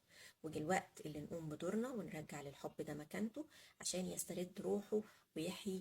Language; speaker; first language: Arabic; native; Arabic